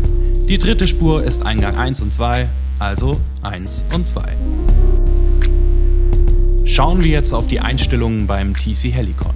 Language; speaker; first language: German; native; German